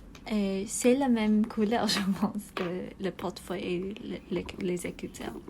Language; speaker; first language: French; non-native, learner; English